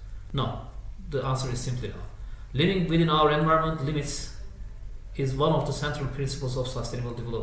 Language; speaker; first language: English; non-native, fluent; Turkish